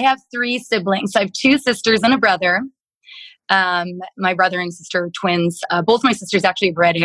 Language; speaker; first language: English; native; English